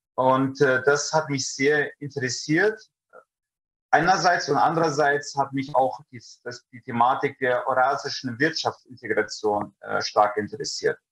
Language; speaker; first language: German; early bilingual, other home language; Russian